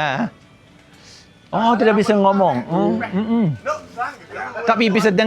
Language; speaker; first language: Indonesian; non-native, learner; English